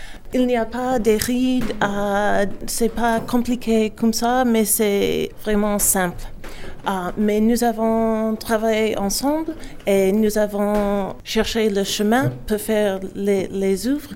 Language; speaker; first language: French; non-native, learner; English